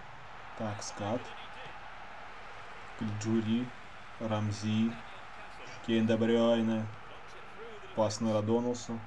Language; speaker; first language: Russian; native; Russian